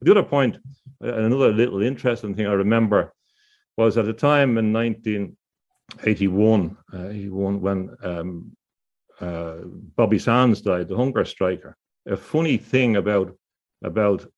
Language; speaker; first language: English; native; English